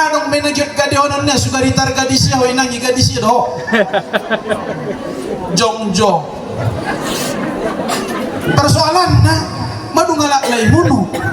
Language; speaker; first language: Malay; non-native, local second language; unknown